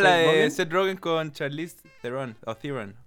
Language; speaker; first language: Spanish; native; Spanish